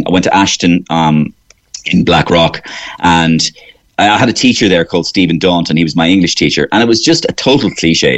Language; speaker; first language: English; native; English